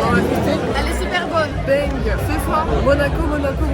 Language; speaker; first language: French; native; French